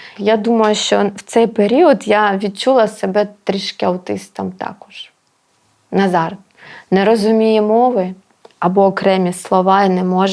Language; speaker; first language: Ukrainian; non-native, local second language; Russian